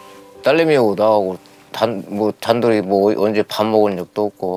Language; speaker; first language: Korean; native; Korean